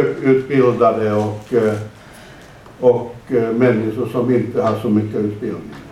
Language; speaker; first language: Swedish; non-native, fluent; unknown